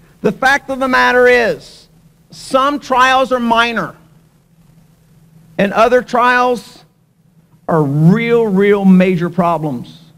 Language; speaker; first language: English; native; English